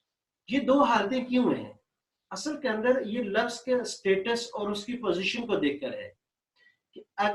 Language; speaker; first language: Urdu; native; Urdu